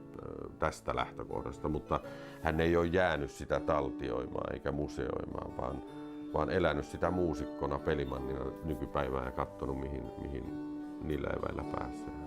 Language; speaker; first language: Finnish; native; Finnish